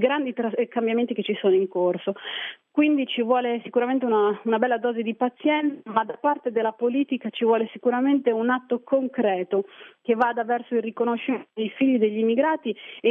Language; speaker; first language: Italian; early bilingual, other home language; Arabic